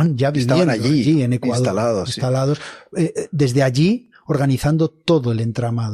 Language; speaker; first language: Spanish; native; Spanish